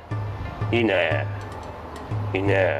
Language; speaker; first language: Japanese; native; Japanese